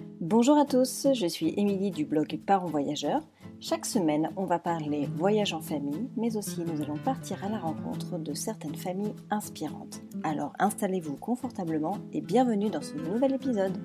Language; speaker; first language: French; native; French